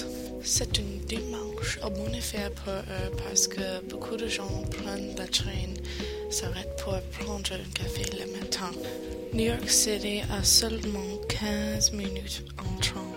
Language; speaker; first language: French; non-native, learner; English